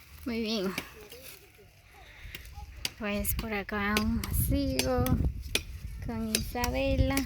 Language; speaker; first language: Spanish; native; Spanish